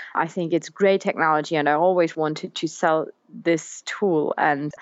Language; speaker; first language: English; non-native, fluent; German